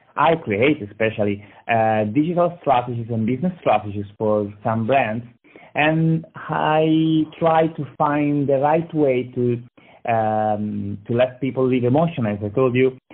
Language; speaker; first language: English; non-native, learner; Italian